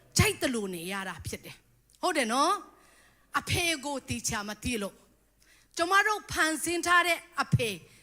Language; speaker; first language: Burmese; non-native, local second language; Tedim Chin